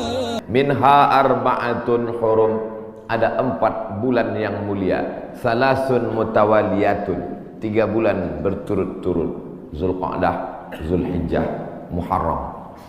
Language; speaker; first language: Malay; native; Malay